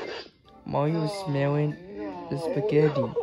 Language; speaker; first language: English; native; English